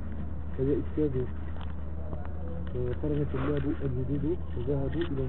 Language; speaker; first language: Arabic; non-native, learner; French